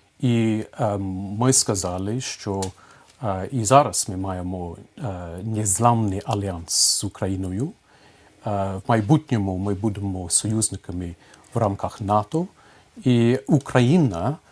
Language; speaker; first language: Ukrainian; non-native, fluent; English